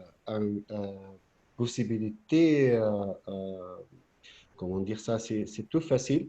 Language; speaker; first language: French; non-native, fluent; Arabic